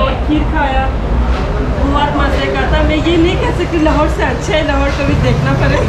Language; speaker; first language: Hindi; non-native, learner; Turkish